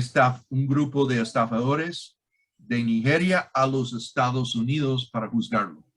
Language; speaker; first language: Spanish; non-native, fluent; English